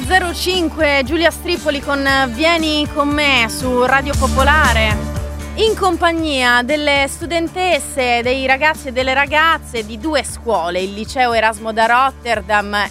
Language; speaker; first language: Italian; native; Italian